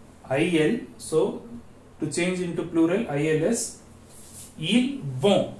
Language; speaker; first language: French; non-native, learner; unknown